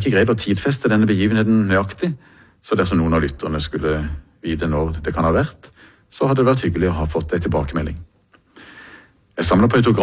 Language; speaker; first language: Norwegian; native; Norwegian